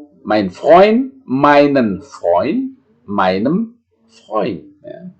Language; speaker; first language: German; non-native, fluent; Indonesian